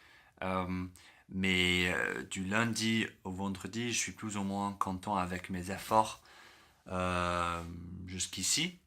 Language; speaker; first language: French; non-native, learner; English